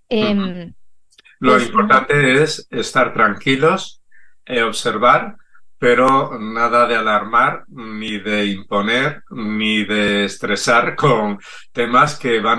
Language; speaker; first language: Spanish; native; Spanish